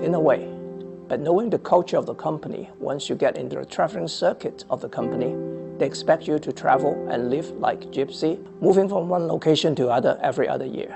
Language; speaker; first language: English; non-native, local second language; Cantonese